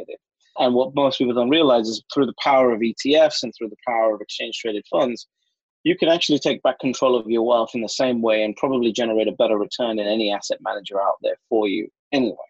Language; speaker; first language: English; native; English